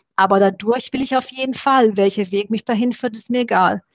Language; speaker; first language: German; early bilingual, other home language; Romanian